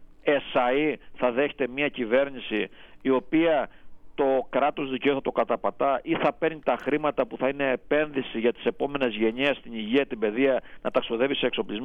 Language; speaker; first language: Greek; native; Greek